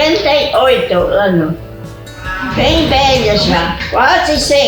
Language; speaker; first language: Portuguese; non-native, local second language; German